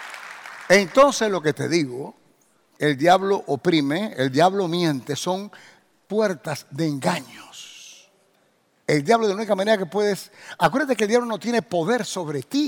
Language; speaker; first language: Spanish; native; Spanish